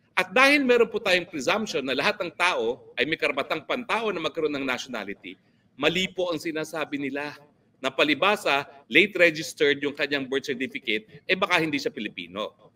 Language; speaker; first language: Filipino; native; Filipino